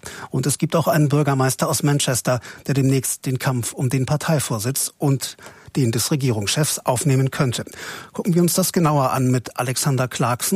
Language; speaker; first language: German; native; German